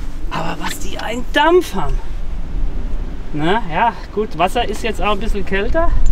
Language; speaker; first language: German; native; German